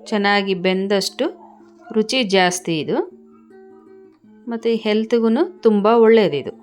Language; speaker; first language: Kannada; native; Kannada